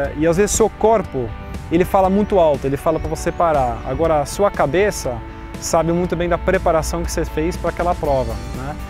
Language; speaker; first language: Portuguese; non-native, fluent; Dutch